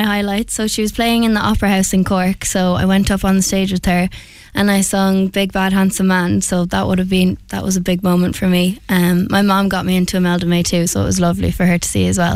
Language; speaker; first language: English; native; English